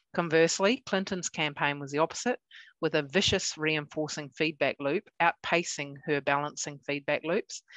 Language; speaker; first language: English; native; English